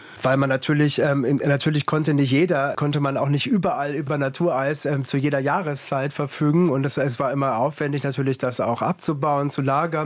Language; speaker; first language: German; native; German